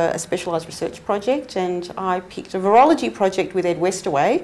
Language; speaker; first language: English; native; English